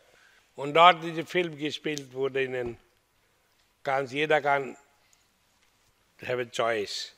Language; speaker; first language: German; non-native, fluent; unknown